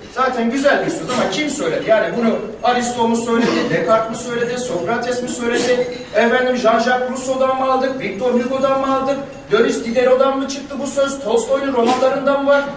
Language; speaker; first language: Turkish; non-native, local second language; Kurdish